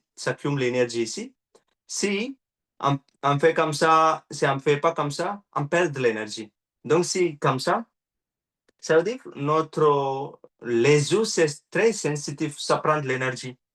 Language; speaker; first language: French; non-native, learner; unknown